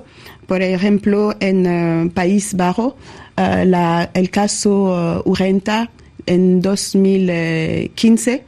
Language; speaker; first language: Spanish; non-native, learner; French